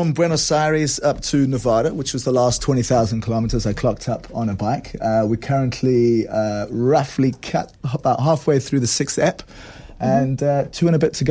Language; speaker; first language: English; native; English